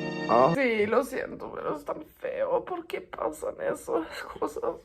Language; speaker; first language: Spanish; non-native, fluent; German